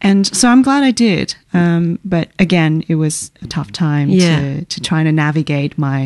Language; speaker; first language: English; non-native, fluent; Chinese